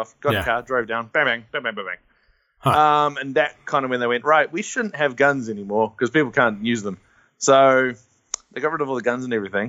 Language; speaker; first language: English; native; English